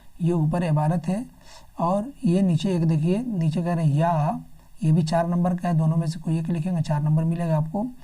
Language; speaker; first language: Urdu; native; Urdu